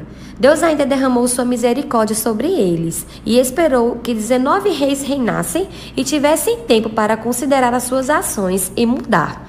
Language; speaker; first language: Portuguese; native; Portuguese